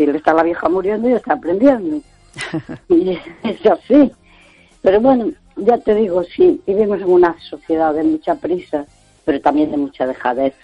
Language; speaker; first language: Spanish; native; Spanish